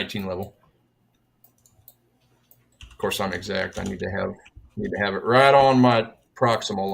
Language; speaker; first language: English; native; English